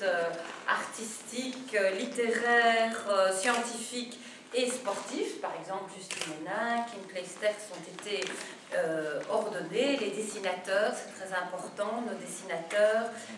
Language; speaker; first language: French; native; French